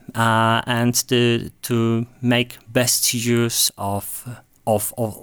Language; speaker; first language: English; non-native, fluent; Polish